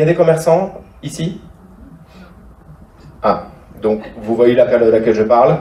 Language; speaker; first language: French; native; French